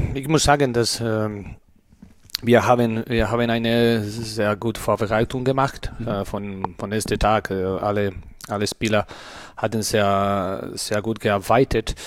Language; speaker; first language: German; non-native, learner; Spanish